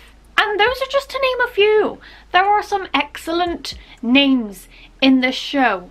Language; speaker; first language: English; native; English